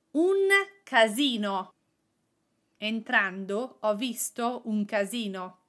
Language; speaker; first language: English; non-native, fluent; Italian